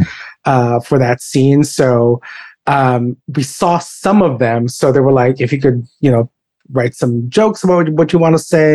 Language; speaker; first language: English; non-native, local second language; Filipino